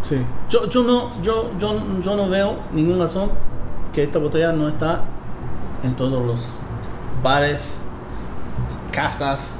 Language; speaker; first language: Spanish; non-native, fluent; English